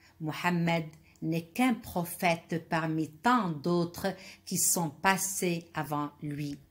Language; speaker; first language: French; non-native, local second language; Arabic